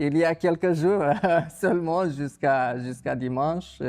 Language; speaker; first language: French; non-native, fluent; Romanian